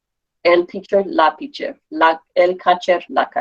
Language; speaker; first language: Spanish; non-native, fluent; English